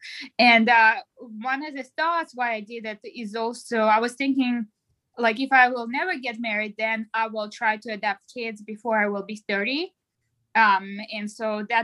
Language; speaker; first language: English; non-native, fluent; Russian